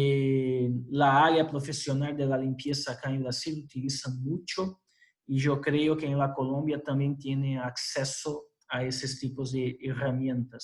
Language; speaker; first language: Spanish; non-native, fluent; Portuguese